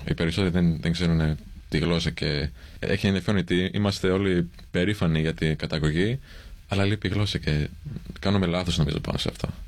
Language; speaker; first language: Greek; early bilingual, heritage; English